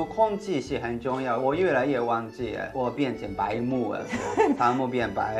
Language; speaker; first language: Chinese; non-native, fluent; Japanese